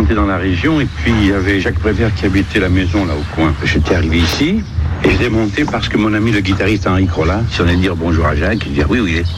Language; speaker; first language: French; early bilingual, other home language; Italian